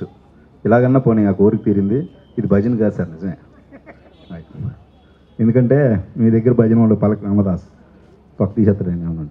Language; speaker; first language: Telugu; native; Telugu